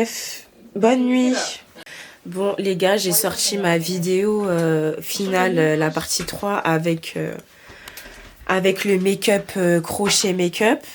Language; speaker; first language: French; native; French